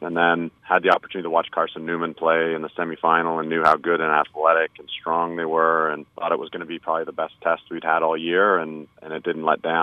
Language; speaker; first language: English; native; English